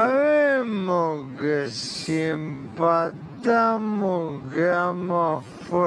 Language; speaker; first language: Spanish; native; Spanish